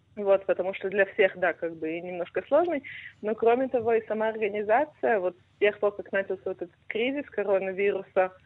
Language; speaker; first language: Russian; non-native, fluent; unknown